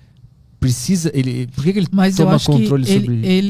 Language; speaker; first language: Portuguese; native; Portuguese